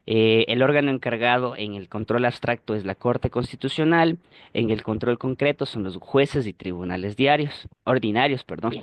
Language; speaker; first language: Spanish; native; Spanish